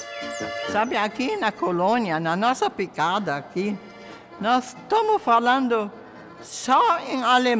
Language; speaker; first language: Portuguese; non-native, local second language; German